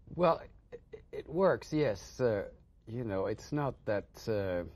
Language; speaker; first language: English; non-native, fluent; French